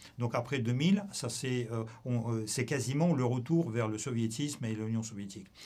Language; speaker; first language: French; non-native, fluent; Russian